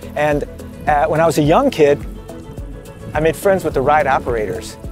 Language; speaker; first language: English; native; English